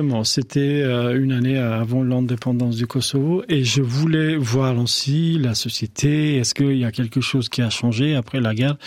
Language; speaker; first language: French; non-native, fluent; Albanian